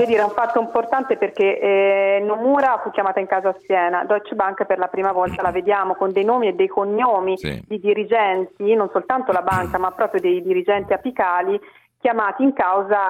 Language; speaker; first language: Italian; native; Italian